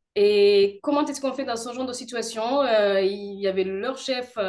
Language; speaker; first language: French; non-native, local second language; Kinyarwanda